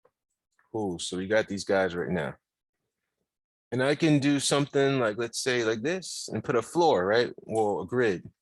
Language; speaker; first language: English; native; English